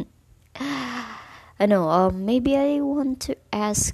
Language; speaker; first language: English; non-native, local second language; Cebuano